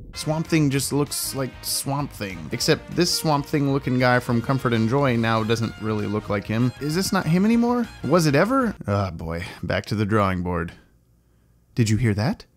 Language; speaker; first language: English; native; English